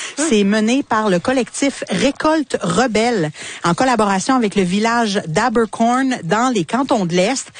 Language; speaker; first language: French; native; French